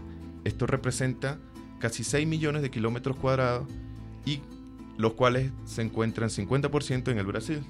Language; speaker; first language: Spanish; native; Spanish